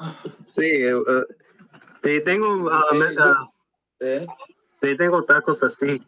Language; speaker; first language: Spanish; non-native, learner; English